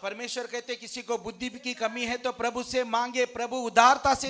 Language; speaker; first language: Hindi; native; Hindi